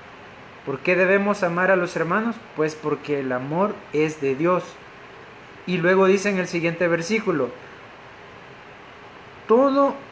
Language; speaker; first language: Spanish; native; Spanish